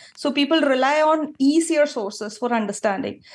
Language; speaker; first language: English; non-native, local second language; Malayalam